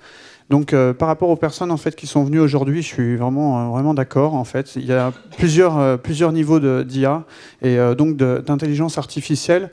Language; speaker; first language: French; native; French